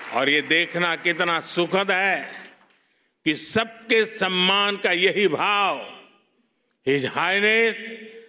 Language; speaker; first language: Hindi; non-native, local second language; Gujarati